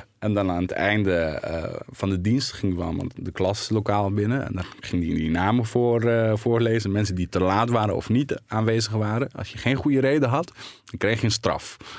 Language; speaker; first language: Dutch; early bilingual, other home language; Arabic